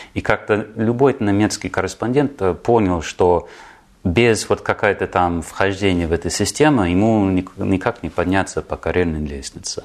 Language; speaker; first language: Russian; non-native, fluent; English